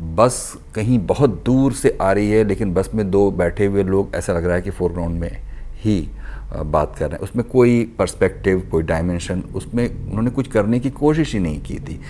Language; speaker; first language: Hindi; native; Hindi